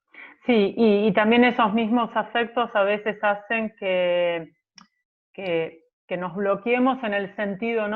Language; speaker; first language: Spanish; native; Spanish